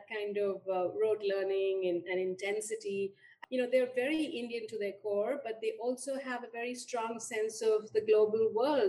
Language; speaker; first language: English; non-native, local second language; Hindi